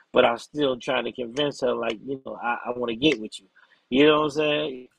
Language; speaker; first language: English; native; English